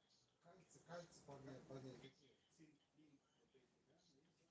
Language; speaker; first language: Russian; native; Russian